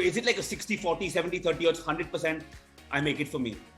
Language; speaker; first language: English; non-native, local second language; Hindi